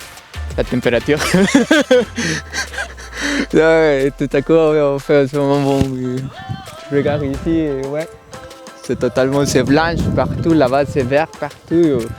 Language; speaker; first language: French; non-native, learner; Spanish